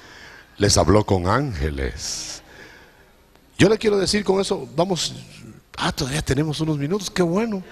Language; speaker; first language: Spanish; native; Spanish